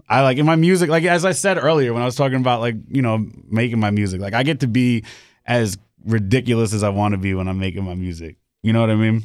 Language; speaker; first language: English; native; English